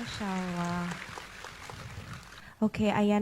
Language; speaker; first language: Indonesian; native; Indonesian